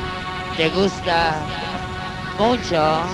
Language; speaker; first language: Spanish; non-native, learner; Italian